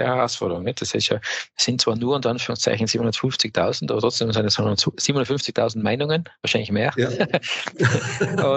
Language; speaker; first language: German; native; German